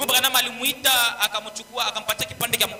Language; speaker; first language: Swahili; native; Swahili